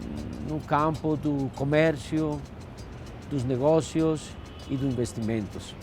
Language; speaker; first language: Portuguese; non-native, fluent; Spanish